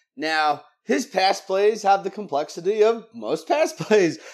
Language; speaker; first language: English; native; English